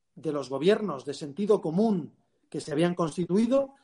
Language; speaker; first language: Spanish; native; Spanish